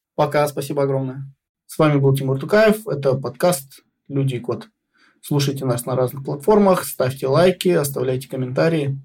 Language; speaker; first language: Russian; native; Russian